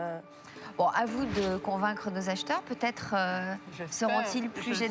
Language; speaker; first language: French; native; French